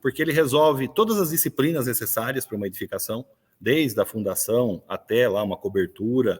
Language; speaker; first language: Portuguese; native; Portuguese